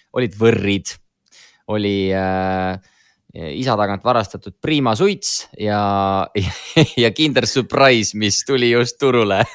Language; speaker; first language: Estonian; native; Estonian